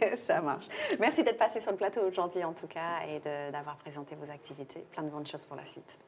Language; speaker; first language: French; non-native, fluent; English